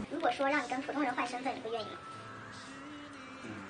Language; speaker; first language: Chinese; native; Chinese